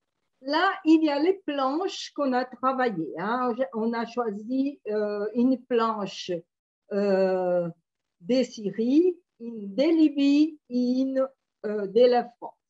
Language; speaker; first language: French; non-native, fluent; Portuguese